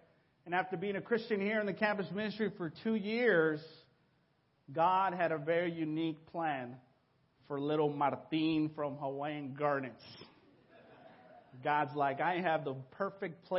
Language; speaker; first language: English; early bilingual, other home language; Spanish